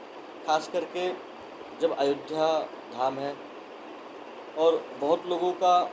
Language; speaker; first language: Hindi; native; Hindi